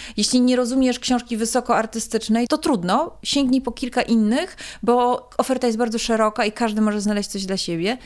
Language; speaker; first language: Polish; native; Polish